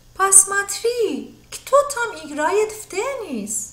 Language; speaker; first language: Russian; non-native, fluent; Persian